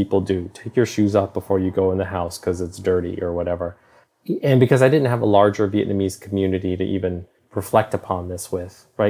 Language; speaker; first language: English; native; English